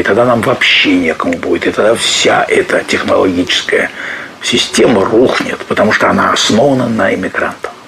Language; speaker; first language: Russian; native; Russian